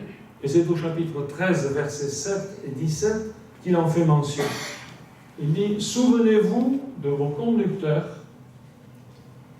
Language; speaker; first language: French; native; French